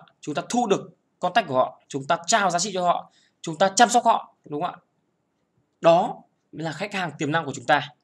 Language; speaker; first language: Vietnamese; native; Vietnamese